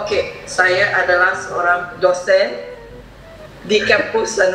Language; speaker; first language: Indonesian; non-native, learner; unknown